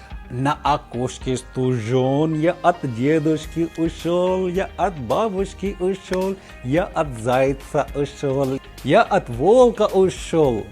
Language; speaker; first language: Russian; non-native, fluent; Hindi